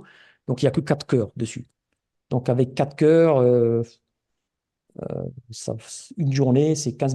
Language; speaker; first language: French; native; French